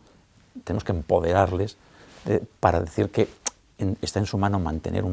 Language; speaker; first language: Spanish; native; Spanish